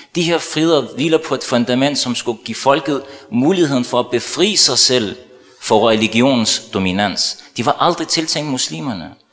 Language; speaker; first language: Danish; early bilingual, other home language; Arabic